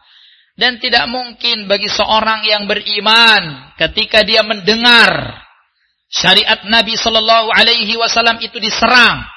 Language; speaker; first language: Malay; non-native, local second language; Javanese